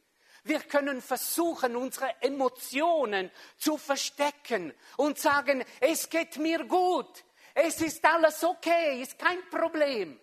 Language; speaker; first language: German; non-native, local second language; French